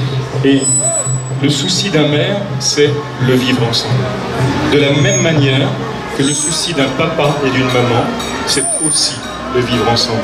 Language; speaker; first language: French; native; French